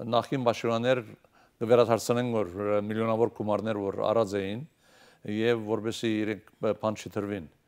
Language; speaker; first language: Armenian; early bilingual, heritage; Armenian